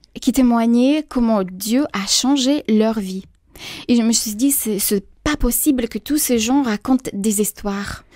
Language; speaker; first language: French; non-native, fluent; Russian